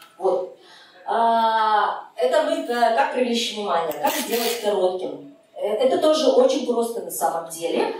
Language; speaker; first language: Russian; native; Russian